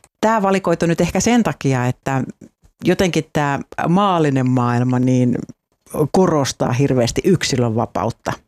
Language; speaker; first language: Finnish; native; Finnish